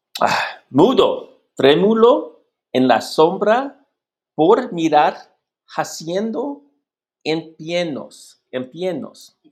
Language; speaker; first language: Spanish; non-native, learner; English